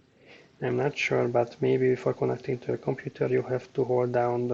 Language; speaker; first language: English; non-native, fluent; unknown